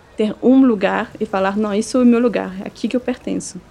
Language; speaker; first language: Portuguese; non-native, fluent; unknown